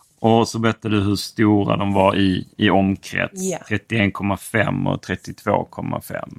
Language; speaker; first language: Swedish; native; Swedish